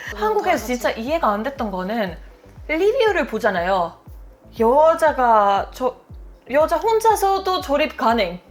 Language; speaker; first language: Korean; non-native, fluent; Finnish